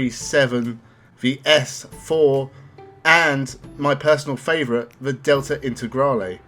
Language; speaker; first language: English; native; English